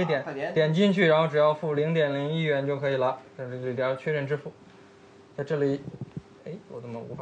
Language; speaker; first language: Chinese; native; Chinese